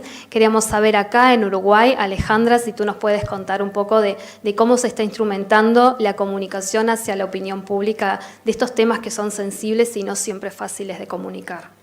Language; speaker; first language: Spanish; native; Spanish